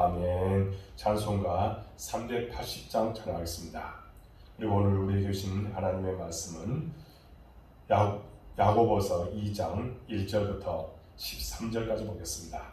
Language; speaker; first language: Korean; native; Korean